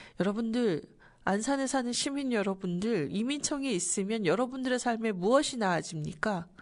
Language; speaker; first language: Korean; native; Korean